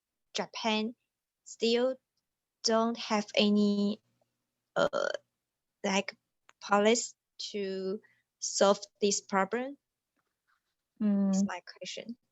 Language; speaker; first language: English; non-native, learner; Chinese